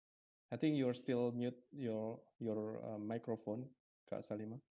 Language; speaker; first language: English; non-native, fluent; Indonesian